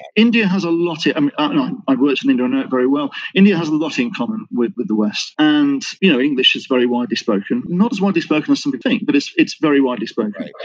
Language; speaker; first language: English; native; English